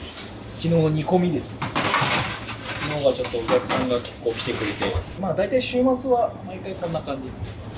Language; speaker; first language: Japanese; native; Japanese